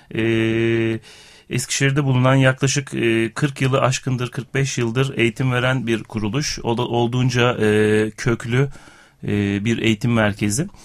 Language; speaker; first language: Turkish; native; Turkish